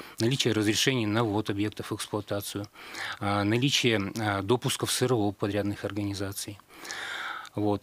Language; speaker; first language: Russian; native; Russian